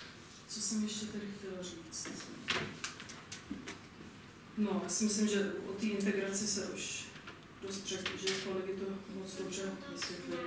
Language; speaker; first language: Czech; non-native, fluent; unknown